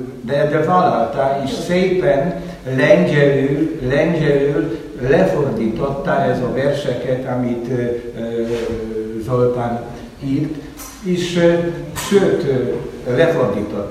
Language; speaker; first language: Hungarian; non-native, fluent; Polish